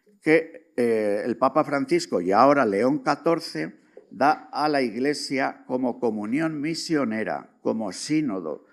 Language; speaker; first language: Spanish; native; Spanish